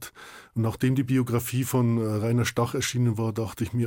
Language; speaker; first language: German; native; German